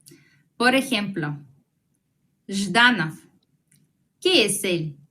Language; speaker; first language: Spanish; non-native, fluent; Russian